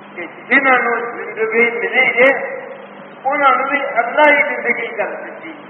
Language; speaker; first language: Urdu; non-native, local second language; Punjabi